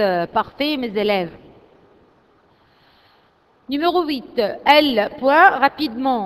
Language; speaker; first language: French; non-native, fluent; Arabic